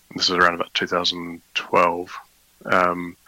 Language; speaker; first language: English; native; English